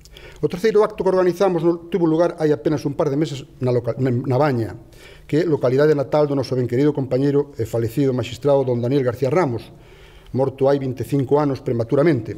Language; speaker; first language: Galician; native; Galician